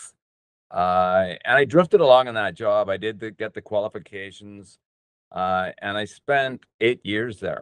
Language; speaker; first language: English; native; English